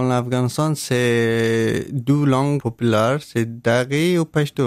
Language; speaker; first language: French; non-native, learner; Persian